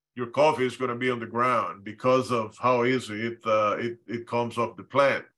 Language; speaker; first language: English; non-native, fluent; Spanish